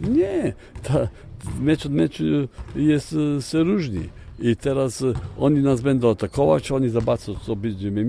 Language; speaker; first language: Polish; non-native, fluent; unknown